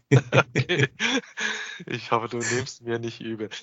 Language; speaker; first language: German; non-native, fluent; Chinese